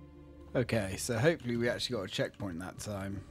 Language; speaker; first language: English; native; English